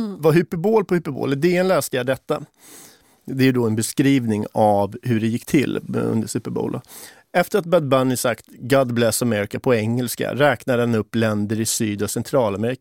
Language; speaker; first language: Swedish; native; Swedish